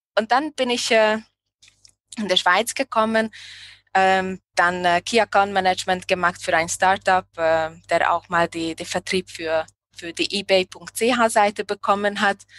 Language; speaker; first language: German; non-native, fluent; Hungarian